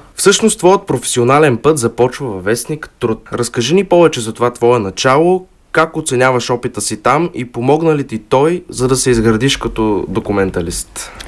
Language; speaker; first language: Bulgarian; native; Bulgarian